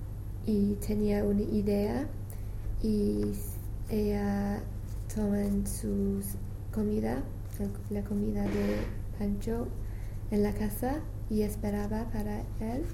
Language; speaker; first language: Spanish; non-native, learner; English